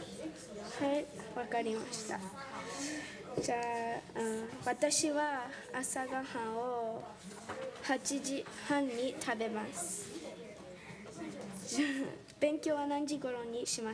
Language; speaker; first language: Japanese; non-native, learner; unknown